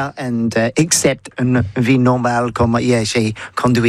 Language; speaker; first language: French; non-native, learner; English